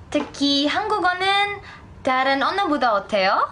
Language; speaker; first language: Korean; non-native, learner; Indonesian